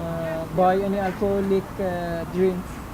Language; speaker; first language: English; non-native, learner; Persian